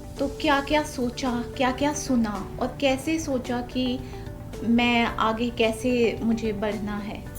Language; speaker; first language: Hindi; native; Hindi